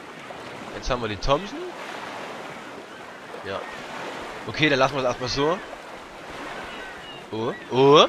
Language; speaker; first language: German; native; German